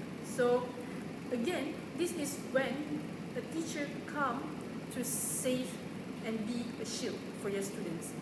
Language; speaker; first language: English; non-native, local second language; Malay